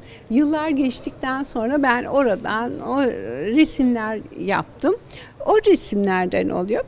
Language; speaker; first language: Turkish; native; Turkish